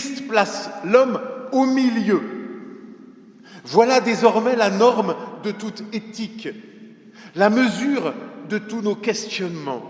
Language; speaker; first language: French; native; French